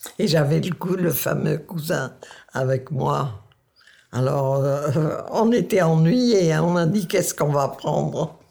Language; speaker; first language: French; non-native, local second language; Dutch